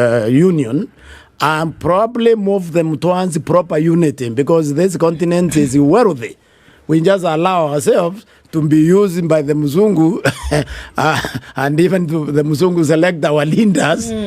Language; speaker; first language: English; non-native, local second language; Meru